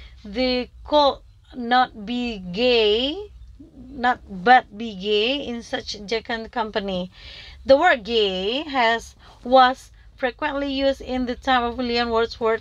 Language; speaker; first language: English; non-native, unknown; Indonesian